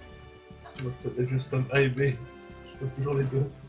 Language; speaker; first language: French; native; French